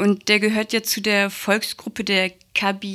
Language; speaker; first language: German; native; German